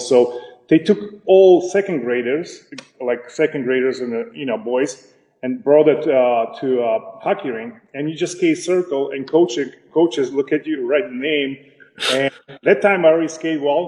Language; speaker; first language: English; non-native, fluent; Slovak